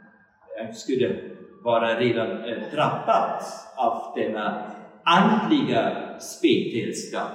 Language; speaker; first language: Swedish; non-native, fluent; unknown